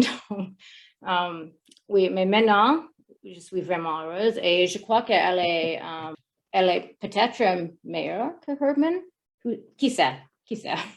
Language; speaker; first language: French; non-native, learner; English